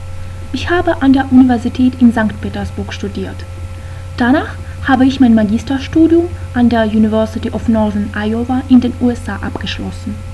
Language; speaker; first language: German; non-native, fluent; Russian